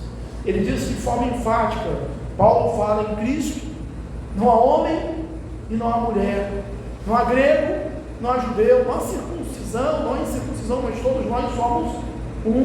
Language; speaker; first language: Portuguese; native; Portuguese